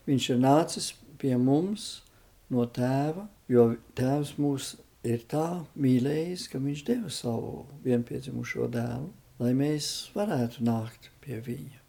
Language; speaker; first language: Latvian; early bilingual, heritage; Latvian